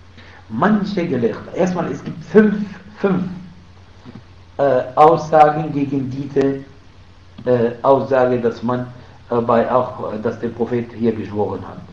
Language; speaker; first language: German; non-native, fluent; Arabic